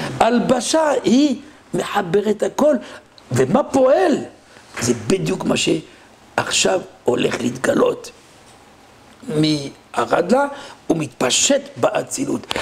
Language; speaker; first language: Hebrew; non-native, fluent; French